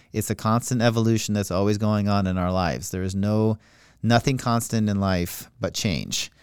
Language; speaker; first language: English; native; English